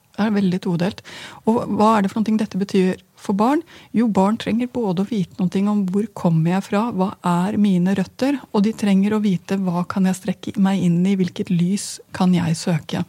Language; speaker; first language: Norwegian; native; Norwegian